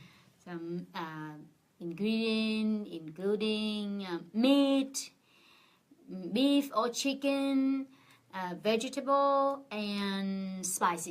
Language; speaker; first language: English; non-native, fluent; Vietnamese